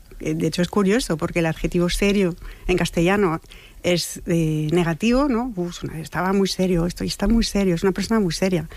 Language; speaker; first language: Spanish; non-native, fluent; French